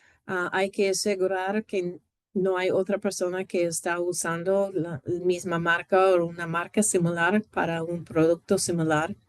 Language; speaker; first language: Spanish; non-native, fluent; English